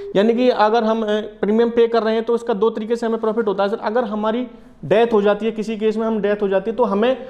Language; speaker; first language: Hindi; native; Hindi